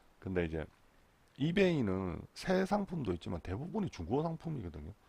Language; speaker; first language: Korean; native; Korean